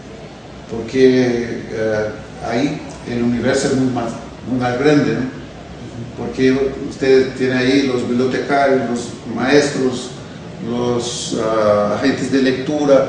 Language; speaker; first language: Spanish; non-native, fluent; Portuguese